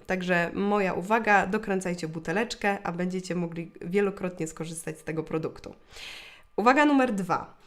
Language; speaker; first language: Polish; native; Polish